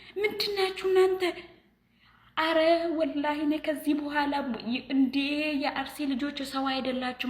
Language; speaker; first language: Amharic; non-native, local second language; Oromo